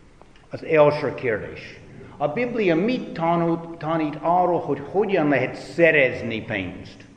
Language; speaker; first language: Hungarian; non-native, fluent; English